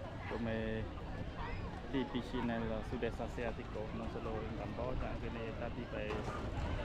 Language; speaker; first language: Italian; non-native, fluent; Vietnamese